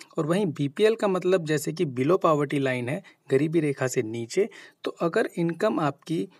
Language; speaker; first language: Hindi; native; Hindi